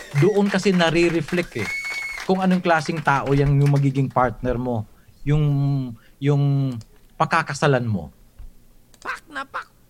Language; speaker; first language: Filipino; native; Filipino